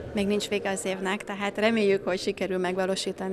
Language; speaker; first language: Hungarian; native; Hungarian